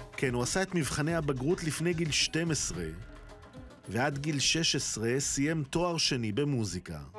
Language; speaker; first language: Hebrew; native; Hebrew